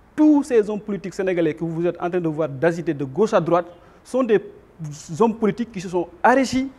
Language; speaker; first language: French; non-native, local second language; Wolof